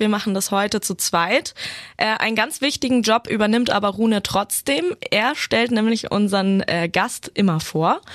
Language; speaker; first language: German; native; German